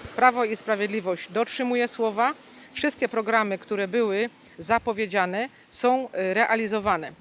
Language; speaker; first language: Polish; native; Polish